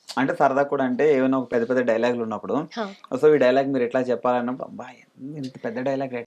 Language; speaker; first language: Telugu; native; Telugu